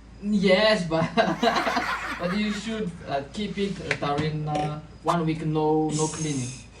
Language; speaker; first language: English; non-native, learner; Malagasy